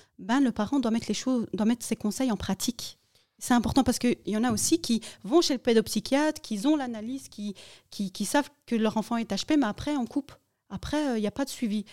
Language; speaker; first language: French; early bilingual, other home language; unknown